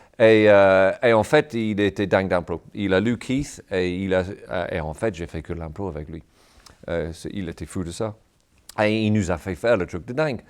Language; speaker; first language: French; non-native, fluent; English